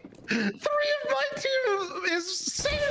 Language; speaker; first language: English; native; English